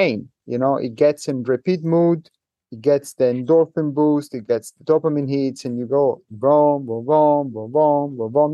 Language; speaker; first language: English; non-native, fluent; Italian